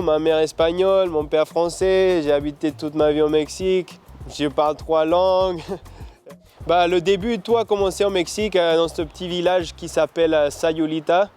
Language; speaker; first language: French; early bilingual, heritage; French